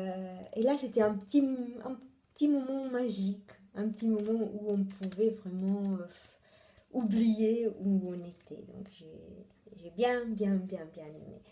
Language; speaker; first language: French; non-native, fluent; Italian